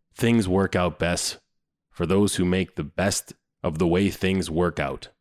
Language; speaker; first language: English; native; English